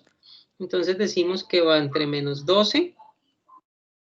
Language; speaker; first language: Spanish; native; Spanish